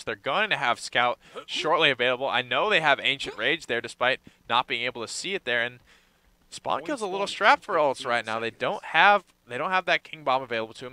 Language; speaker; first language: English; native; English